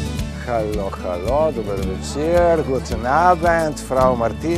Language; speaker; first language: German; non-native, learner; Slovenian